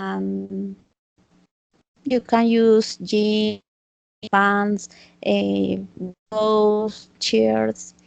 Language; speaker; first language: English; non-native, learner; Spanish